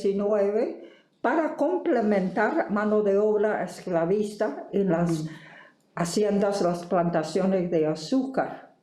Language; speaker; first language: Spanish; non-native, fluent; Chinese